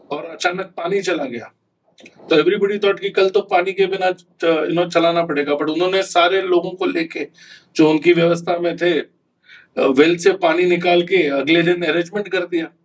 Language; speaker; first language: Hindi; non-native, local second language; Konkani